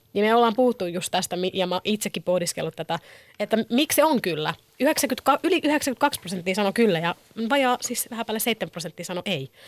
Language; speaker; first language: Finnish; early bilingual, other home language; Kurdish